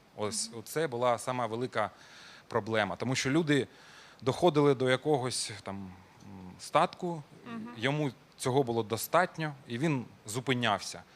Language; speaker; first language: Ukrainian; non-native, local second language; Russian